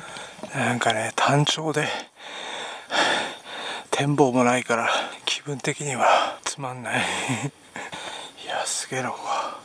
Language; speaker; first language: Japanese; native; Japanese